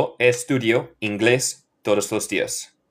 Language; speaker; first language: Spanish; non-native, fluent; English